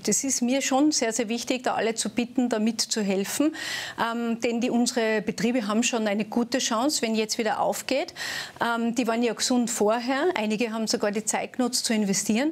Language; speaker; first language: German; native; German